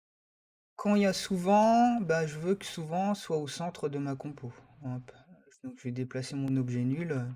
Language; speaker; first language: French; native; French